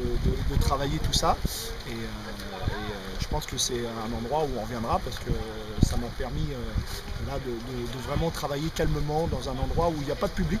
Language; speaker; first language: French; native; French